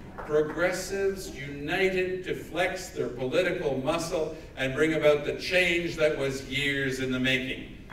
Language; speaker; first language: English; early bilingual, other home language; French